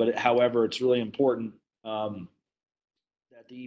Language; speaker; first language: English; native; English